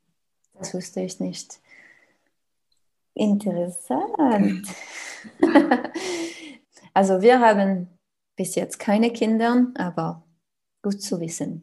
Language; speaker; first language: German; non-native, learner; French